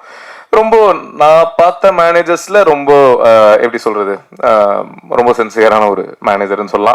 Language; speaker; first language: Tamil; native; Tamil